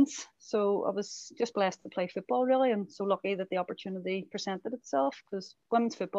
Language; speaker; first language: English; native; English